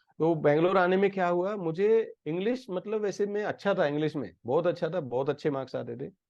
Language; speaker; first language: Hindi; native; Hindi